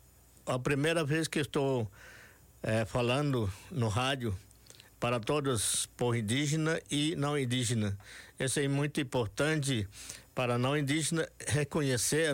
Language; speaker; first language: Portuguese; non-native, local second language; Yanomámi